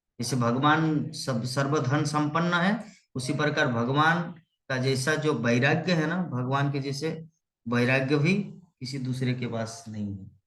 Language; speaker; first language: Hindi; non-native, local second language; Bangla